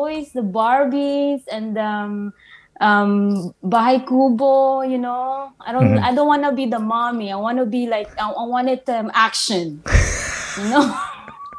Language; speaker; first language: English; non-native, local second language; Filipino